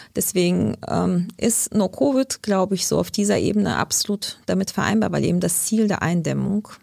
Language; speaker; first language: German; early bilingual, other home language; Lithuanian